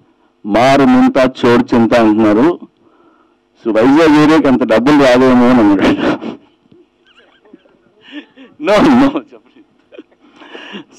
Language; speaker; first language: Telugu; native; Telugu